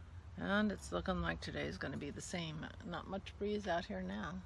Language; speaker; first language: English; native; English